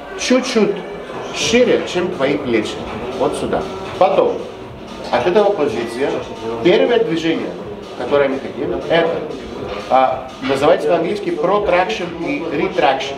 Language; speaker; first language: Russian; non-native, fluent; Greek